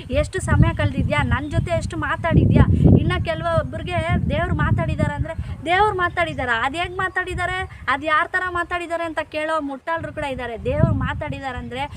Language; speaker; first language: Kannada; non-native, local second language; Telugu